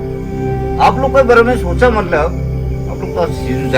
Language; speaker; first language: Hindi; non-native, local second language; Garo